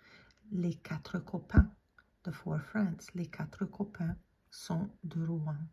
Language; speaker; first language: French; non-native, fluent; English